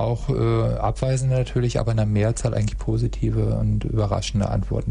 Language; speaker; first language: German; native; German